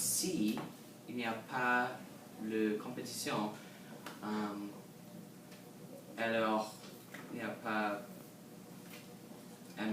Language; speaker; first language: French; non-native, learner; English